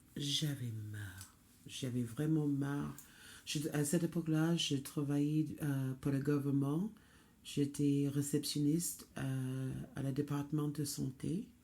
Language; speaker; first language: French; non-native, fluent; English